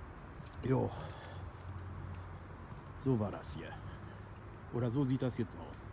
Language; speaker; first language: German; native; German